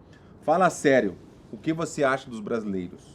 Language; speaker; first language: Portuguese; native; Portuguese